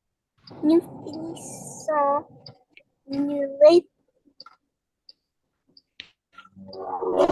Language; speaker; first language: French; non-native, learner; English